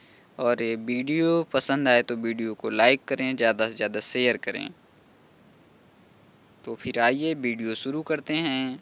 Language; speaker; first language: Hindi; native; Hindi